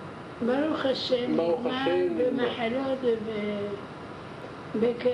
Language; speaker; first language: Hebrew; non-native, fluent; Arabic